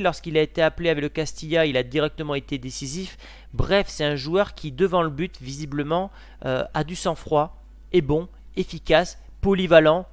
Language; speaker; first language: French; native; French